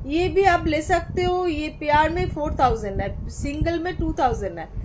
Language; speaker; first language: Hindi; non-native, local second language; Bangla